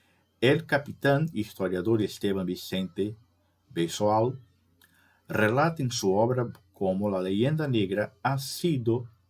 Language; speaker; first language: Spanish; non-native, fluent; Portuguese